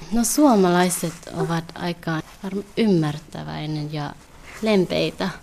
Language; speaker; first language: Finnish; early bilingual, other home language; Vietnamese